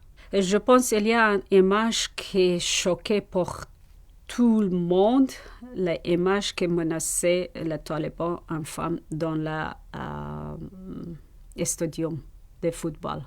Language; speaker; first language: French; non-native, learner; Persian